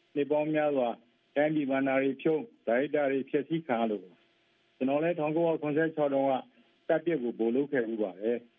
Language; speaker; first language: Burmese; native; Burmese